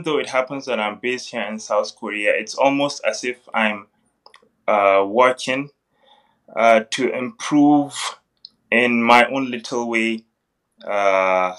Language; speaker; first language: English; non-native, local second language; Hausa